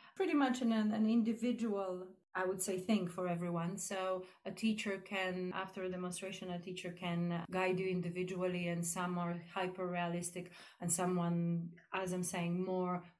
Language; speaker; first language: English; non-native, fluent; Polish